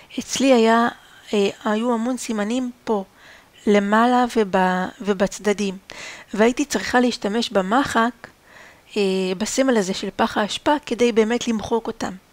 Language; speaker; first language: Hebrew; native; Hebrew